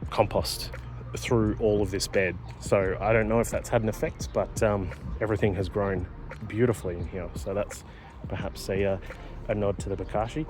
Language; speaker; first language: English; native; English